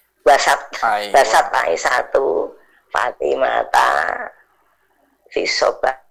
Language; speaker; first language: Arabic; non-native, learner; Indonesian